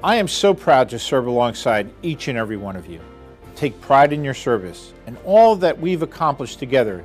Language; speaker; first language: English; native; English